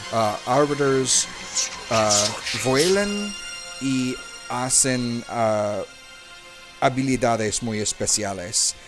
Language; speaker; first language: Spanish; non-native, learner; English